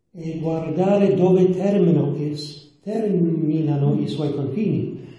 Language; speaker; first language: Italian; non-native, fluent; English